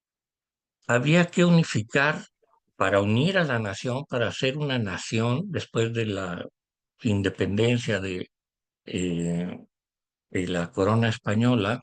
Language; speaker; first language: Spanish; native; Spanish